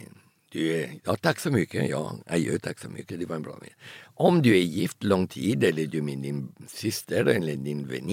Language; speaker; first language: Swedish; early bilingual, heritage; Italian